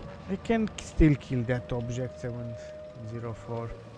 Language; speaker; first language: English; non-native, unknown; Italian